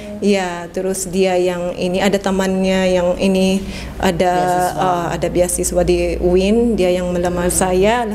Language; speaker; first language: Indonesian; non-native, fluent; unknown